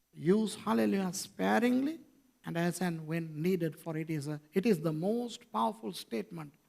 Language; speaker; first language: English; non-native, local second language; Sinhala